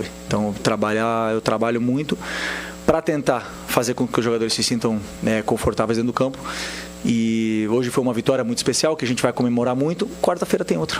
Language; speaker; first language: Portuguese; native; Portuguese